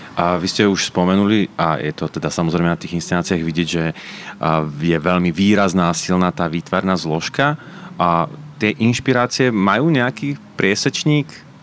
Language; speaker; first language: Slovak; native; Slovak